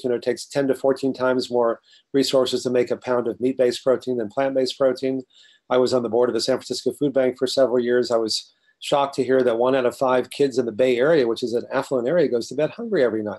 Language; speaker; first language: English; native; English